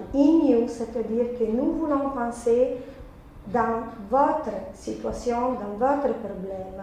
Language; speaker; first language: French; non-native, fluent; Italian